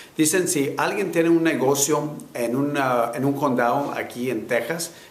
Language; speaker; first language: Spanish; early bilingual, heritage; Spanish